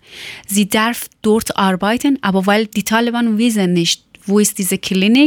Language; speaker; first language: German; non-native, learner; Persian